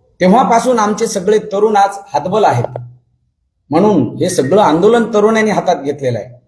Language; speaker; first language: Marathi; non-native, local second language; Lambadi